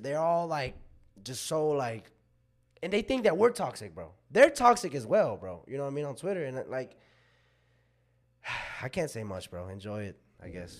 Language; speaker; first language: English; early bilingual, other home language; Spanish